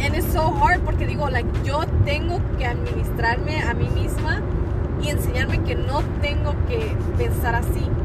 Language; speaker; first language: Spanish; early bilingual, heritage; Spanish